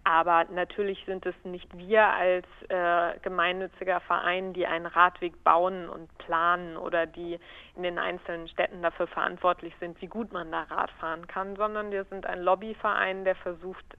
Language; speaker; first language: German; native; German